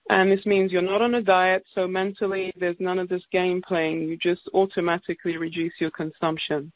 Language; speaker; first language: English; native; English